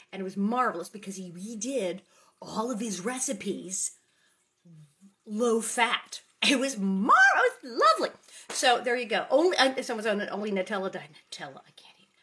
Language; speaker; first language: English; native; English